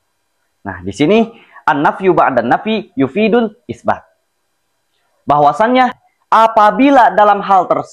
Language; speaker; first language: Indonesian; native; Indonesian